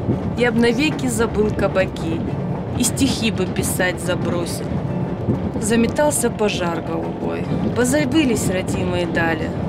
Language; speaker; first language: Russian; native; Russian